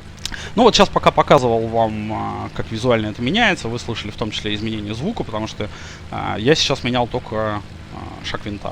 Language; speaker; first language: Russian; native; Russian